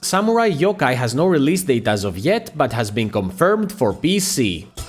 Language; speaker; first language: English; native; English